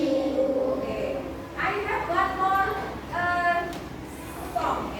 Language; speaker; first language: English; non-native, learner; Indonesian